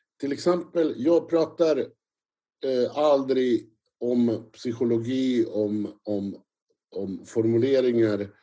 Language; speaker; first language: Swedish; non-native, fluent; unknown